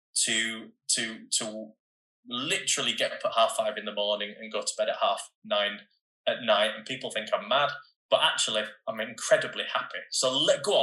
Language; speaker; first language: English; native; English